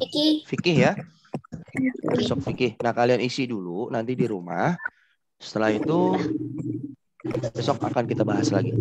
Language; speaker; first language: Indonesian; native; Indonesian